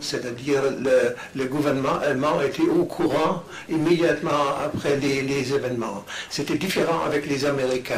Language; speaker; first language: French; non-native, fluent; German